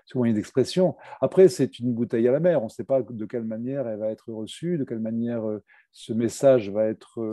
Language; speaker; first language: French; native; French